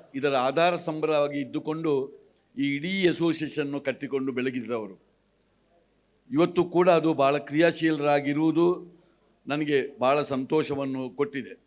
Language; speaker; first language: Kannada; non-native, local second language; Tulu